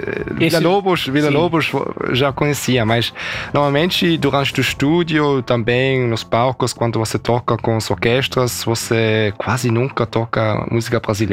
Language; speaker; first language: Portuguese; early bilingual, heritage; German